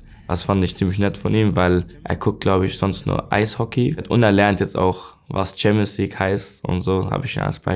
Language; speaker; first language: German; native; German